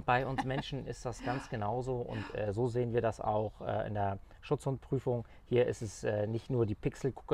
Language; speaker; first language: German; native; German